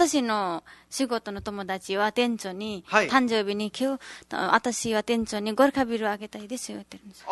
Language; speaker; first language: Japanese; non-native, learner; Nepali